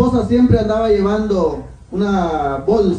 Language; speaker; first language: Spanish; native; Spanish